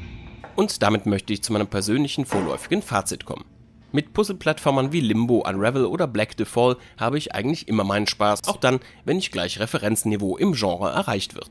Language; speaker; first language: German; native; German